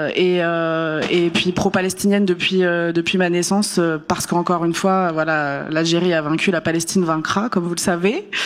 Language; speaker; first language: French; early bilingual, other home language; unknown